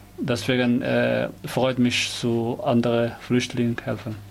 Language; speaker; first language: German; non-native, learner; Somali